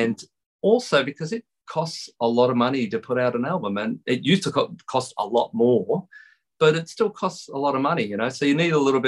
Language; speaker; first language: English; native; English